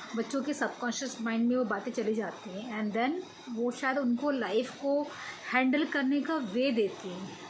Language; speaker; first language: Hindi; native; Hindi